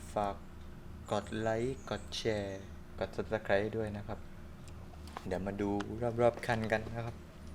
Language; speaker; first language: Thai; native; Thai